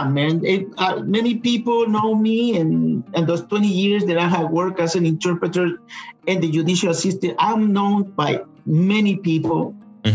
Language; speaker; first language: English; non-native, fluent; Spanish